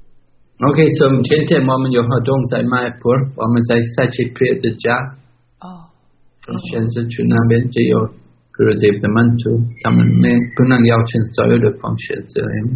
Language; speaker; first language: Chinese; non-native, fluent; English